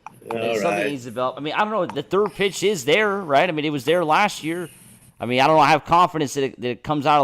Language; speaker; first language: English; native; English